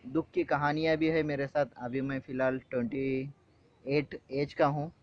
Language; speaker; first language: Hindi; non-native, local second language; Marathi